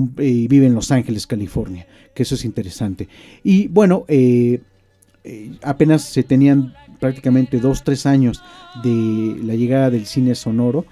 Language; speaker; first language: Spanish; native; Spanish